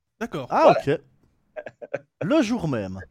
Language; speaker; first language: French; native; French